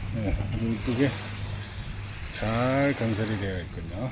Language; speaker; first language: Korean; native; Korean